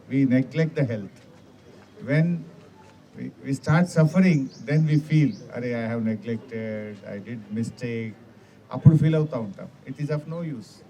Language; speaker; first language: English; non-native, local second language; Telugu